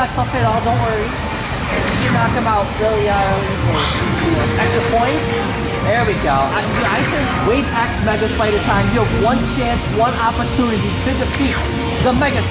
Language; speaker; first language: English; native; English